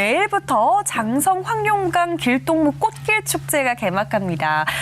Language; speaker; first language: Korean; native; Korean